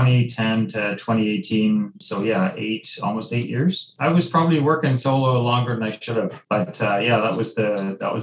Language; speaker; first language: English; native; English